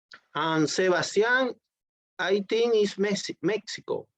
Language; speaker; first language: English; non-native, learner; Spanish